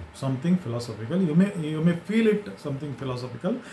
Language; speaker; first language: English; non-native, local second language; Kannada